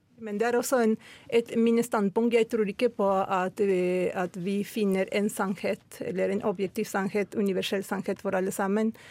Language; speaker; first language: Norwegian; non-native, fluent; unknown